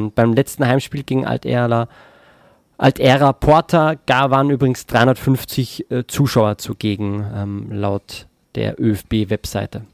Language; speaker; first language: German; native; German